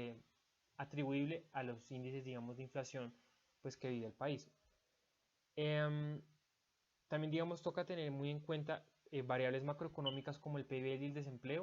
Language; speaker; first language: Spanish; native; Spanish